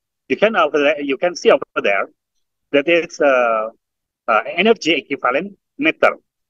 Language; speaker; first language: English; non-native, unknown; Indonesian